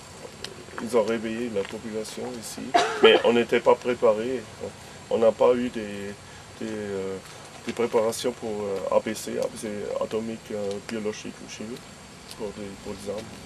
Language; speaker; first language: French; non-native, fluent; German